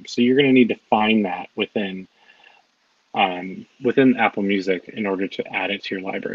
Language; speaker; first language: English; native; English